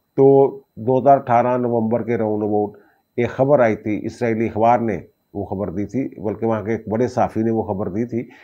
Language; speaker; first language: Urdu; non-native, local second language; Punjabi